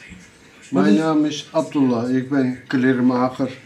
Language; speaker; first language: Dutch; non-native, learner; Turkish